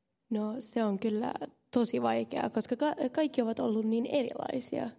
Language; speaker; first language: Finnish; non-native, local second language; Swedish